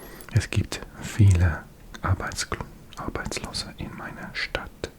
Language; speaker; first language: German; non-native, learner; English